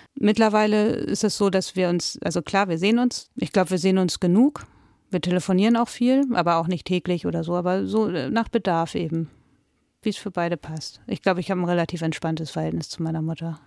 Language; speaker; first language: German; native; German